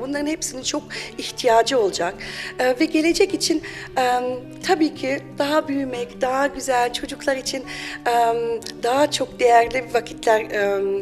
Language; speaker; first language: Turkish; early bilingual, heritage; German